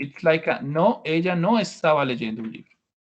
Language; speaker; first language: Spanish; non-native, fluent; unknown